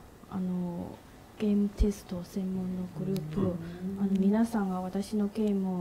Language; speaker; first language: Japanese; non-native, learner; Chinese